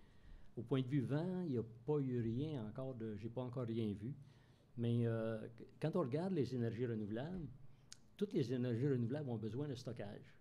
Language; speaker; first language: French; native; French